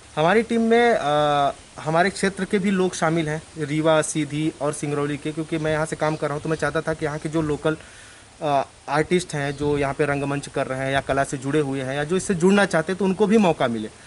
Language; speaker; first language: Hindi; native; Hindi